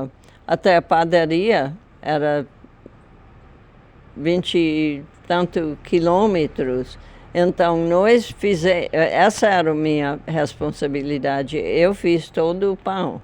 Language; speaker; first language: Portuguese; non-native, fluent; English